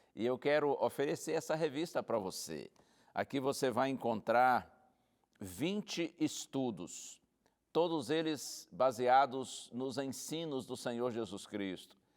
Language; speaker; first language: Portuguese; native; Portuguese